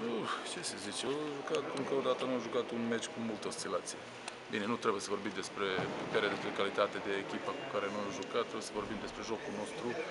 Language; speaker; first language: Romanian; non-native, learner; Serbian